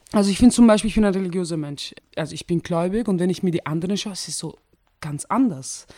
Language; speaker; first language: German; early bilingual, other home language; Turkish